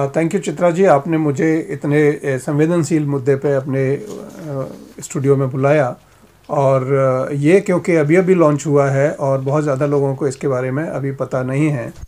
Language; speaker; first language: Hindi; native; Hindi